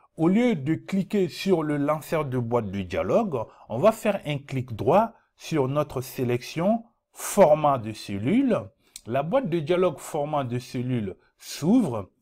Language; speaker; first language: French; non-native, local second language; Dyula